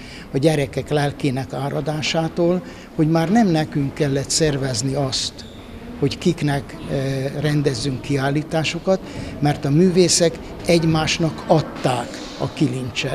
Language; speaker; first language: Hungarian; native; Hungarian